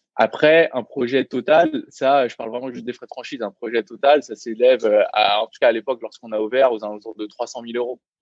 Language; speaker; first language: French; early bilingual, other home language; Vietnamese